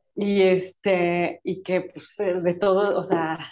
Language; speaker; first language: Spanish; native; Spanish